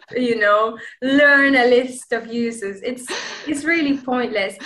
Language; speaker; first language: English; non-native, fluent; Spanish